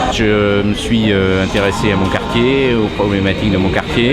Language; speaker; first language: French; native; French